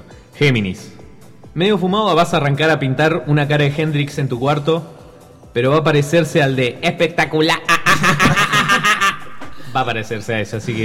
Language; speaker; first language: Spanish; native; Spanish